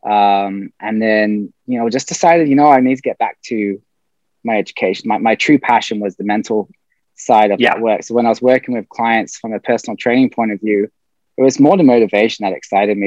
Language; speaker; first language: English; native; English